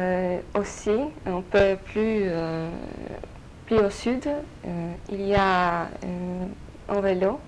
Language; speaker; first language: French; non-native, fluent; Polish